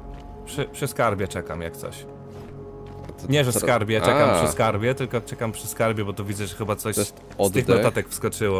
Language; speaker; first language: Polish; native; Polish